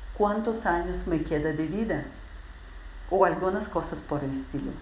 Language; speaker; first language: Spanish; non-native, fluent; Russian